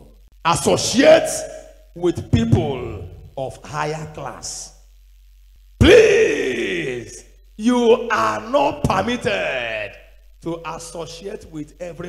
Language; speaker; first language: English; non-native, local second language; Igbo